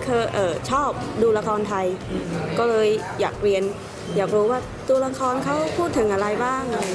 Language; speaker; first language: Thai; non-native, learner; Khmer